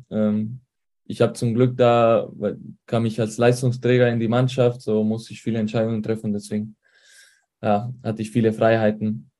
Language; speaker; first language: German; early bilingual, heritage; Spanish